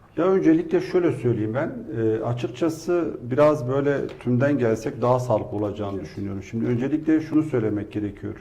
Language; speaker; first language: Turkish; non-native, local second language; Kurdish